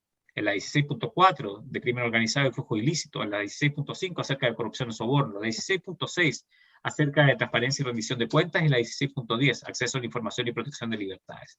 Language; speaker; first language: Spanish; native; Spanish